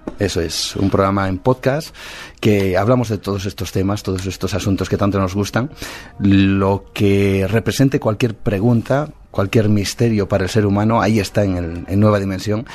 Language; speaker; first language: Spanish; native; Spanish